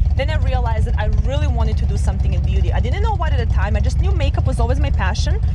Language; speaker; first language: English; non-native, fluent; Serbian